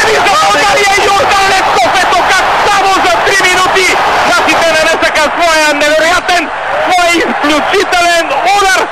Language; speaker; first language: Bulgarian; native; Bulgarian